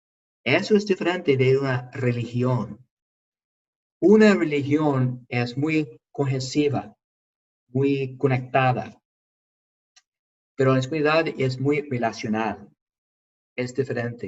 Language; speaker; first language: Spanish; non-native, fluent; English